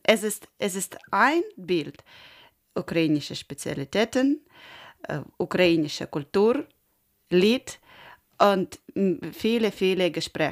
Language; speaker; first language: German; non-native, learner; Ukrainian